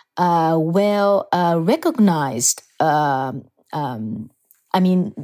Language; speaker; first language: English; non-native, fluent; Japanese